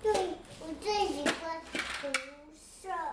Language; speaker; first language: Chinese; early bilingual, heritage; Chinese